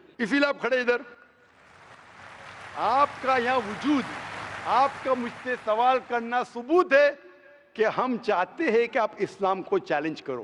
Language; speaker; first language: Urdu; non-native, local second language; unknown